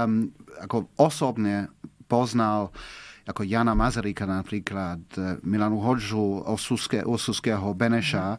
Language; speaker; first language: Slovak; non-native, fluent; English